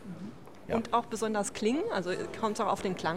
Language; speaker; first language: German; native; German